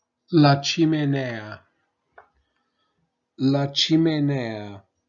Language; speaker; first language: Spanish; non-native, fluent; English